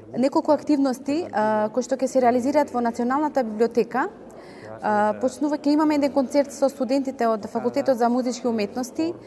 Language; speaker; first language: Macedonian; non-native, fluent; Spanish